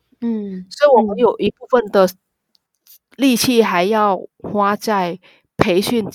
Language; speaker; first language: Chinese; non-native, fluent; Vietnamese